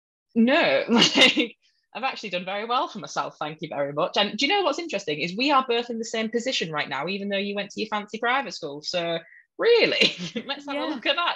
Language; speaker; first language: English; native; English